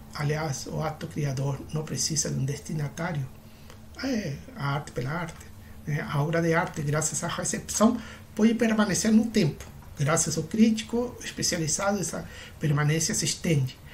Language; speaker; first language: Portuguese; non-native, fluent; Spanish